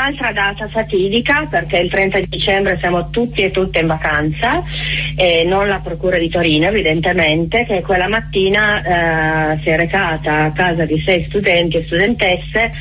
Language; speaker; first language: Italian; native; Italian